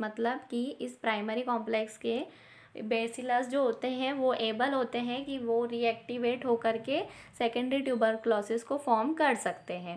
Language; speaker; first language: Hindi; native; Hindi